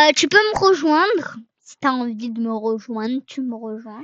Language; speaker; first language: French; native; French